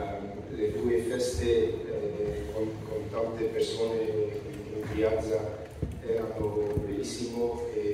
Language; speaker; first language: Italian; non-native, learner; Dutch